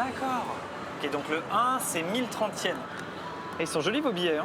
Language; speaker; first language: French; native; French